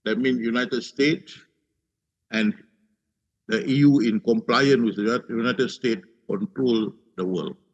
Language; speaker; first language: English; non-native, local second language; Malay